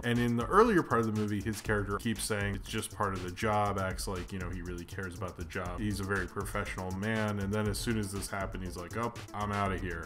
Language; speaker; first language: English; native; English